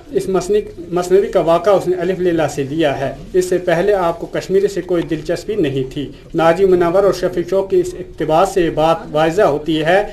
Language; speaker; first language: Urdu; non-native, local second language; Kashmiri